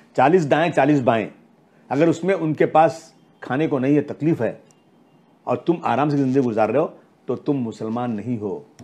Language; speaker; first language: Hindi; native; Hindi